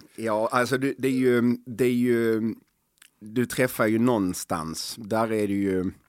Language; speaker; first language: Swedish; native; Swedish